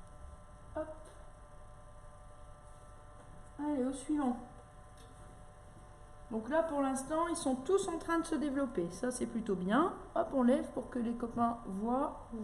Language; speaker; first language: French; native; French